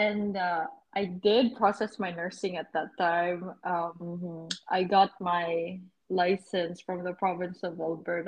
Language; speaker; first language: English; non-native, local second language; Cebuano